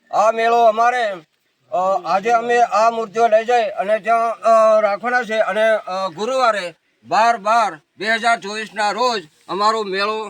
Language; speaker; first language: Gujarati; non-native, local second language; Bhili